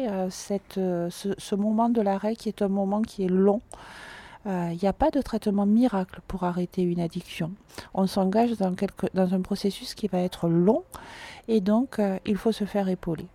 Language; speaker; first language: French; native; French